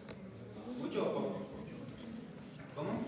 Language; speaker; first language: Spanish; native; Spanish